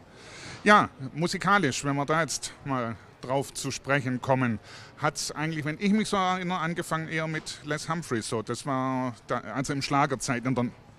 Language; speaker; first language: German; native; German